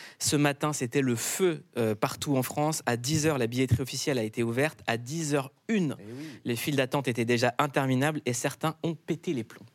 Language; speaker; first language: French; native; French